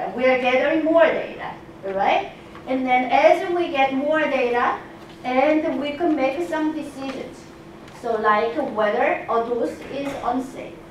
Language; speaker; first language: English; non-native, fluent; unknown